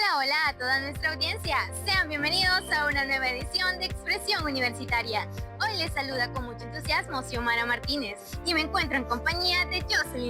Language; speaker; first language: Spanish; native; Spanish